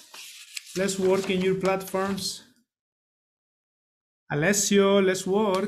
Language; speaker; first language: English; non-native, learner; Spanish